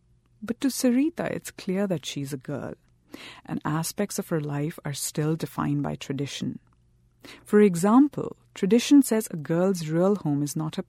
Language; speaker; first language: English; non-native, local second language; Bangla